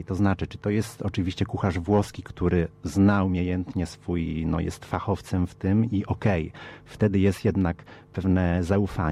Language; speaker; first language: Polish; early bilingual, heritage; Polish